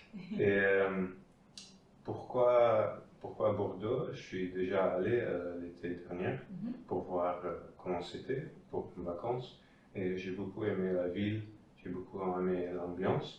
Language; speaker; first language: French; non-native, fluent; Dutch